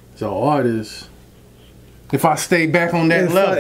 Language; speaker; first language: English; native; English